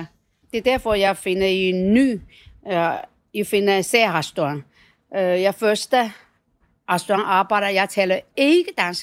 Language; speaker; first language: Danish; non-native, learner; Chinese